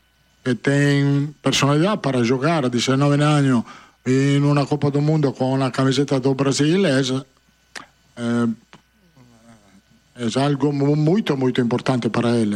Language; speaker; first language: Portuguese; non-native, fluent; Italian